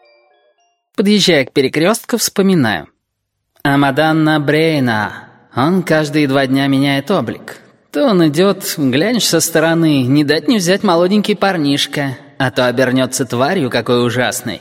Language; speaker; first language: Russian; native; Russian